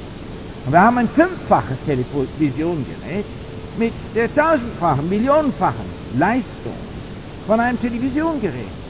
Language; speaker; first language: German; non-native, fluent; English